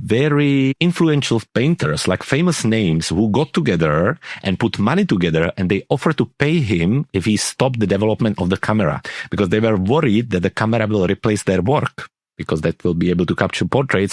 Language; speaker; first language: English; non-native, fluent; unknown